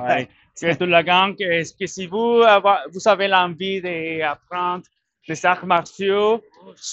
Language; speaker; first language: French; non-native, learner; Spanish